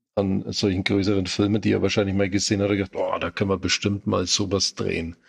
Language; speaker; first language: German; native; German